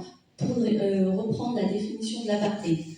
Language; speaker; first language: French; native; French